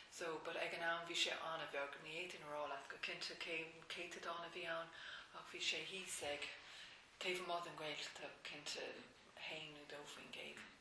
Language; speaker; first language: Irish; non-native, local second language; English